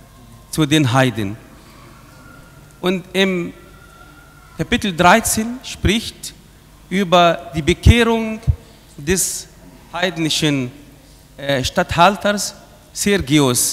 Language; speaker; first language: German; non-native, fluent; Arabic